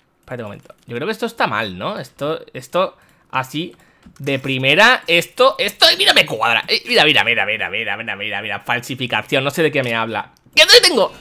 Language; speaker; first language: Spanish; native; Spanish